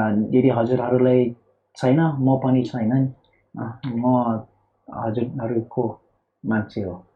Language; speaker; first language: Nepali; early bilingual, heritage; Nepali